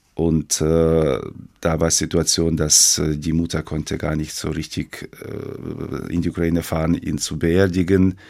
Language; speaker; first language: German; non-native, fluent; Ukrainian